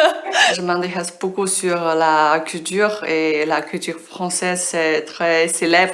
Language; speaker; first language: French; non-native, fluent; Chinese